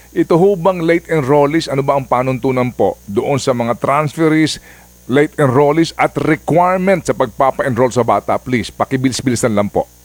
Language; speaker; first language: Filipino; non-native, local second language; Waray